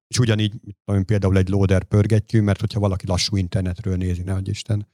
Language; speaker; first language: Hungarian; native; Hungarian